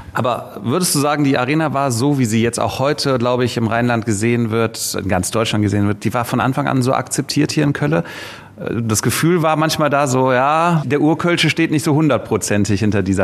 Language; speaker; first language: German; native; German